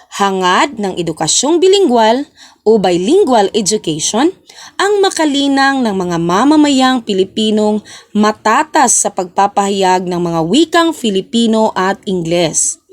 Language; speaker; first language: Filipino; non-native, local second language; Cebuano